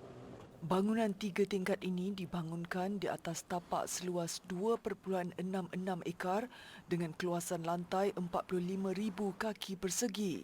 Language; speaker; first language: Malay; native; Malay